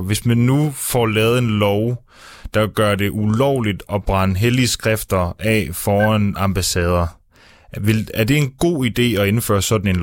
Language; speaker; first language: Danish; native; Danish